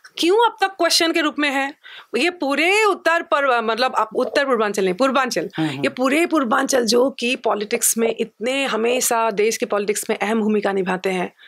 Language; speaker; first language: Hindi; non-native, local second language; Assamese